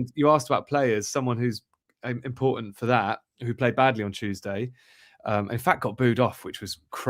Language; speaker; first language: English; native; English